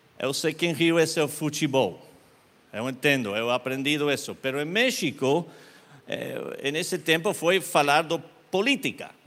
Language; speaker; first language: Portuguese; non-native, learner; Spanish